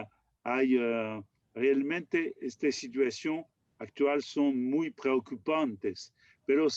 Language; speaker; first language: Spanish; non-native, fluent; French